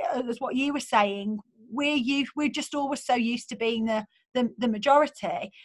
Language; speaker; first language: English; native; English